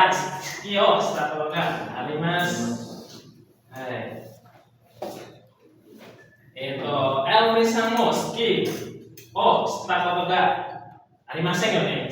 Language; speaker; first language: Japanese; non-native, fluent; Indonesian